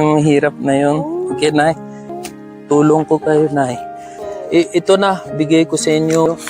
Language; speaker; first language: Filipino; non-native, learner; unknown